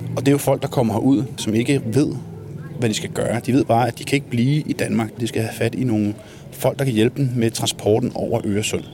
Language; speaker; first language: Danish; native; Danish